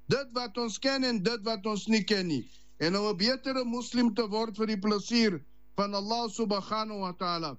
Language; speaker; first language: Dutch; non-native, learner; Afrikaans